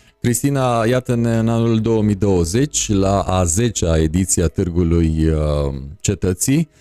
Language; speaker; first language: Romanian; native; Romanian